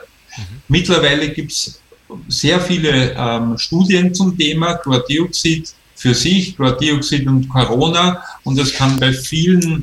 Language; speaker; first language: German; native; German